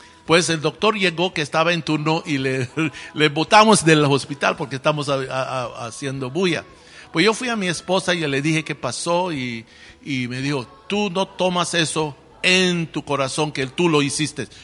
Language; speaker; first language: Spanish; non-native, fluent; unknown